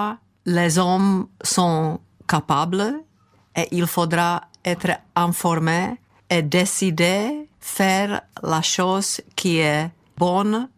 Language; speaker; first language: French; non-native, fluent; Czech